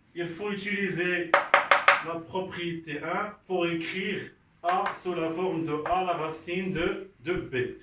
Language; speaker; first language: French; non-native, local second language; Arabic